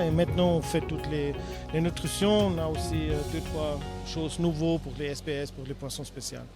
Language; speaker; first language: French; non-native, learner; German